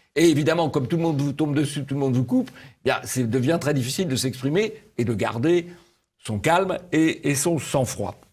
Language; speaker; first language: French; native; French